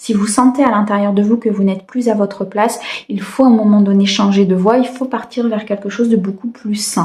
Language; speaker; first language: French; native; French